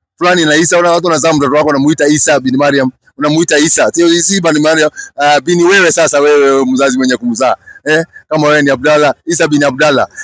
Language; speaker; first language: Swahili; non-native, local second language; Kikuyu